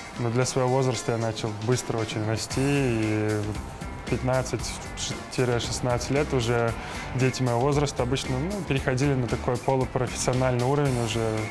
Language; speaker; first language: Russian; native; Russian